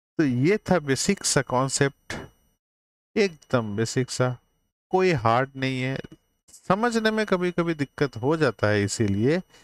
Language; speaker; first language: Hindi; native; Hindi